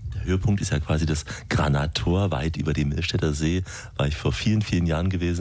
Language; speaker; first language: German; native; German